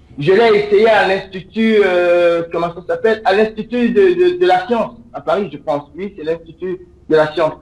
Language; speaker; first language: French; native; French